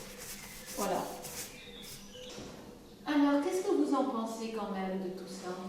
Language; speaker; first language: French; native; French